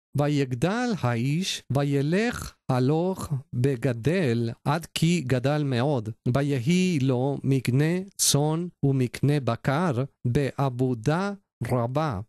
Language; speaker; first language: Hebrew; non-native, learner; Spanish